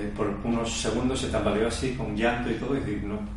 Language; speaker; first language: Spanish; native; Spanish